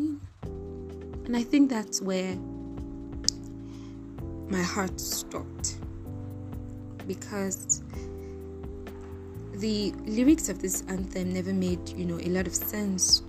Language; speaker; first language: English; non-native, local second language; Yoruba